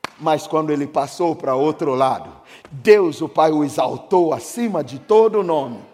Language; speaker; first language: Portuguese; non-native, fluent; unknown